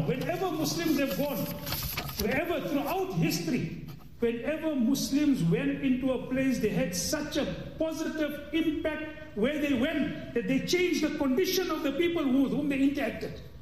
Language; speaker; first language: English; early bilingual, other home language; Urdu